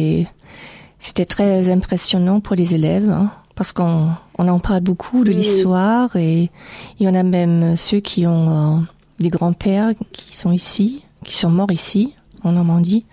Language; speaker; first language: French; non-native, fluent; German